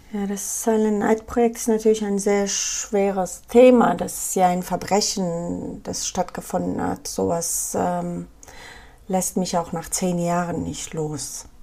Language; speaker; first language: German; non-native, fluent; Pashto